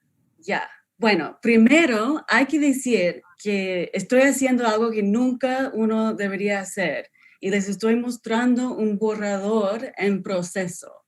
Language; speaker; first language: Spanish; non-native, fluent; English